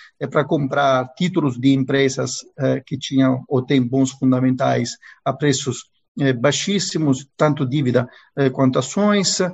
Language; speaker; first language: Portuguese; non-native, fluent; Italian